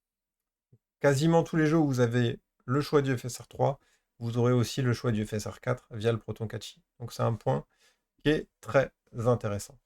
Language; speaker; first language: French; native; French